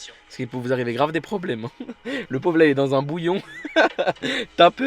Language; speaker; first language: French; native; French